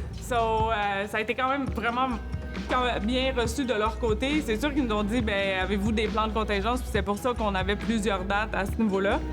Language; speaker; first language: French; native; French